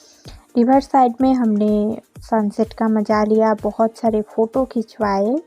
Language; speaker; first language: Hindi; non-native, local second language; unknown